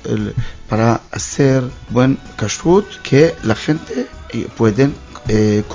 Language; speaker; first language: Spanish; non-native, learner; Hebrew